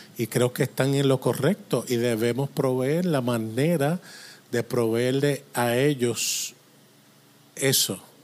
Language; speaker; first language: Spanish; non-native, fluent; English